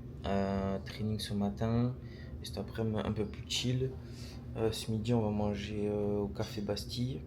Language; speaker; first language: French; native; French